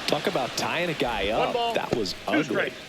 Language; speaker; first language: English; native; English